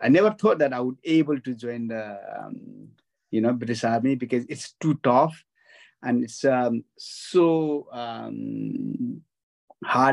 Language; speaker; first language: English; non-native, local second language; Nepali